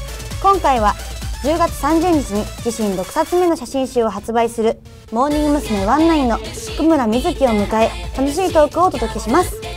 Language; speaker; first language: Japanese; native; Japanese